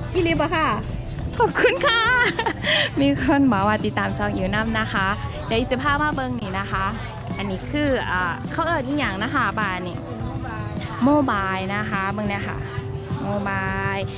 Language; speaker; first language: Thai; native; Thai